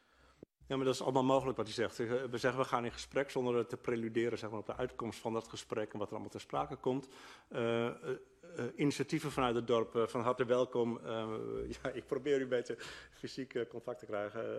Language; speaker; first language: Dutch; native; Dutch